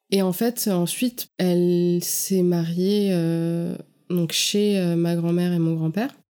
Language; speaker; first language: French; native; French